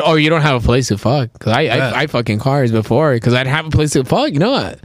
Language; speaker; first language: English; native; English